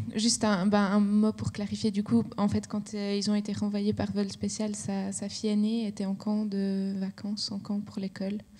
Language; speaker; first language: French; native; French